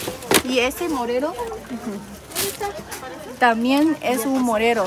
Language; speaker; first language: Spanish; non-native, learner; Chinese